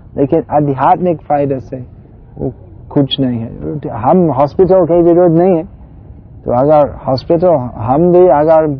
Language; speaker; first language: Hindi; non-native, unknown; English